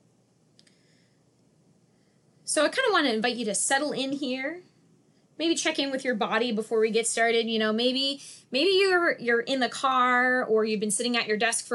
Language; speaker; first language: English; native; English